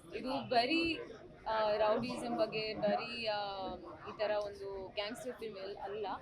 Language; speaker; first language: Kannada; non-native, learner; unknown